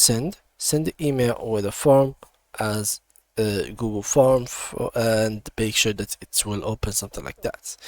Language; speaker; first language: English; non-native, fluent; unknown